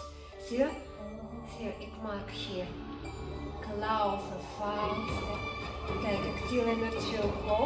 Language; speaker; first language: Dutch; non-native, learner; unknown